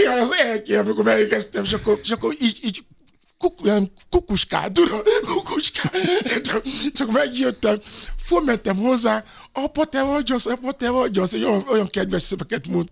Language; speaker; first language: Hungarian; non-native, fluent; Yoruba